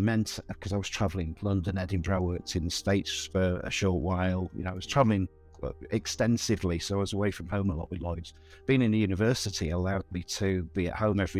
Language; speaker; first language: English; native; English